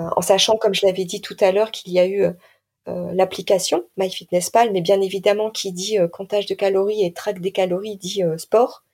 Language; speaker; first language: French; native; French